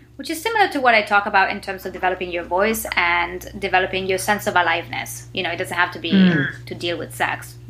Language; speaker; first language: English; non-native, fluent; Italian